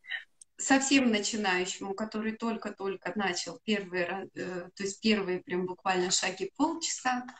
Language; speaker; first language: Russian; native; Russian